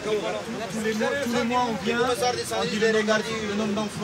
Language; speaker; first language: French; non-native, learner; Romanian